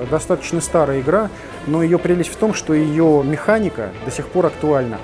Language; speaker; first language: Russian; native; Russian